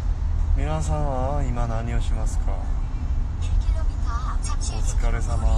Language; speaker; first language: Japanese; non-native, learner; Korean